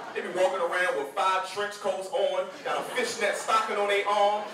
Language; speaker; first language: English; native; English